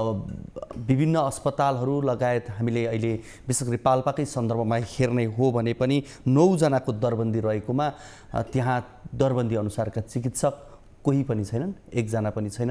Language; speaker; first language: Nepali; native; Nepali